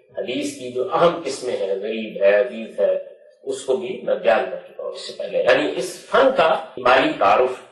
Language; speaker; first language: Urdu; non-native, local second language; Punjabi